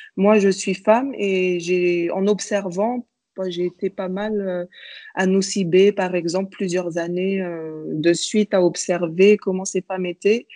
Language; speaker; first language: French; native; French